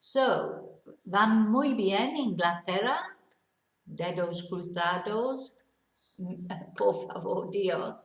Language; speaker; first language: Spanish; non-native, learner; English